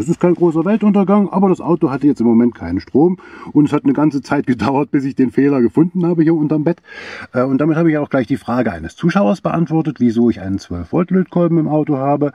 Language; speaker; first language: German; native; German